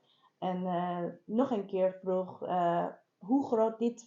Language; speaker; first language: Dutch; non-native, learner; Persian